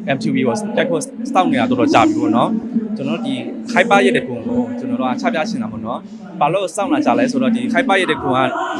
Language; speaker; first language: Burmese; non-native, local second language; Shan